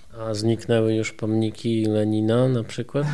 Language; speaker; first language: Polish; native; Polish